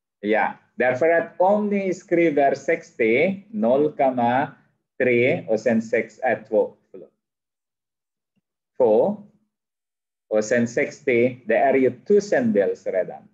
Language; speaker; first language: Swedish; non-native, fluent; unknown